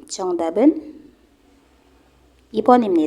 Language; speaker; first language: Korean; non-native, fluent; Indonesian